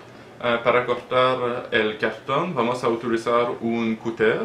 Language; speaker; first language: Spanish; non-native, learner; French